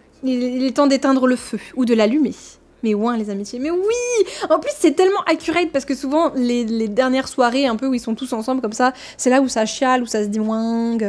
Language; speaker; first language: French; native; French